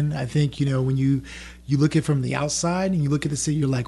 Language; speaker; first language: English; early bilingual, other home language; French